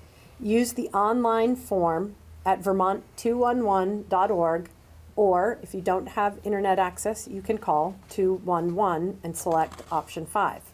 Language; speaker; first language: English; native; English